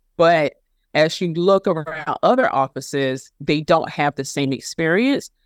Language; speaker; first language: English; native; English